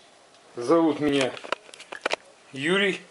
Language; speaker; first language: Russian; native; Russian